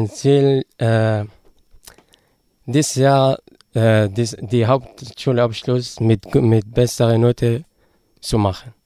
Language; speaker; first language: German; non-native, learner; Arabic